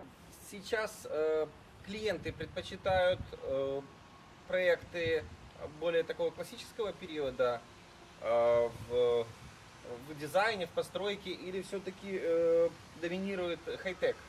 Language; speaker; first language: Russian; native; Russian